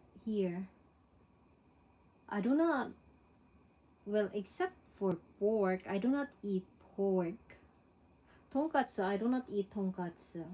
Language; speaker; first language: English; non-native, local second language; Filipino